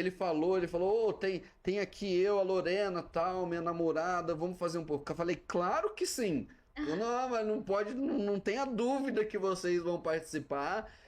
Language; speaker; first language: Portuguese; native; Portuguese